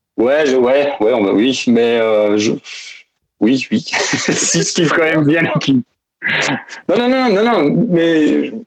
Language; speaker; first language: French; native; French